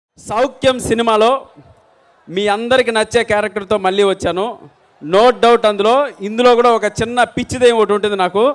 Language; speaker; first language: Telugu; native; Telugu